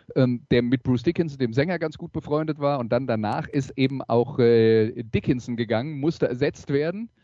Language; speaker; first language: German; native; German